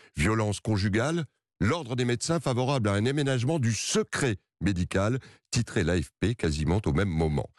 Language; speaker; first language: French; native; French